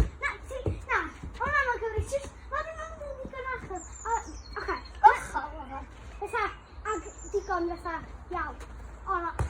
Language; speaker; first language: Welsh; native; Welsh